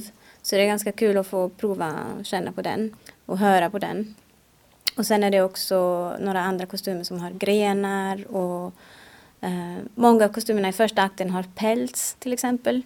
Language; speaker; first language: Swedish; non-native, fluent; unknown